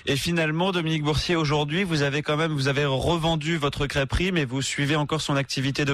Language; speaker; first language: French; native; French